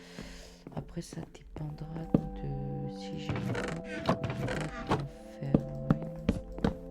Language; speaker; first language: French; native; French